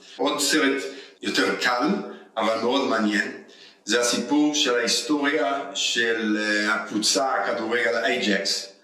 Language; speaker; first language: Hebrew; early bilingual, heritage; Hebrew